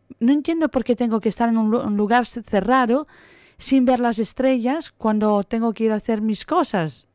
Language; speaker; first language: Spanish; non-native, fluent; Italian